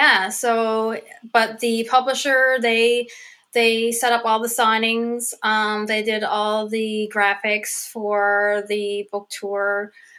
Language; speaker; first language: English; native; English